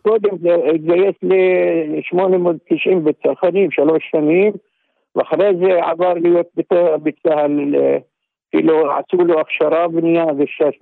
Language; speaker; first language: Hebrew; non-native, local second language; Arabic